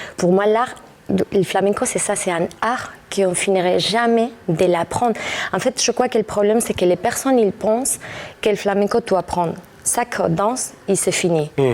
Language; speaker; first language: French; non-native, fluent; Spanish